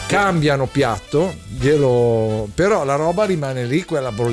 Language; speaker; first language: Italian; native; Italian